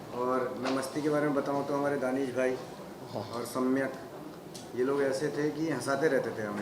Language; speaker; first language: Hindi; native; Hindi